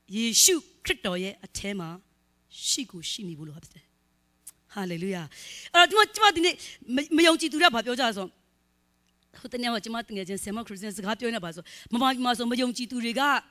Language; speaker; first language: Burmese; non-native, local second language; Kachin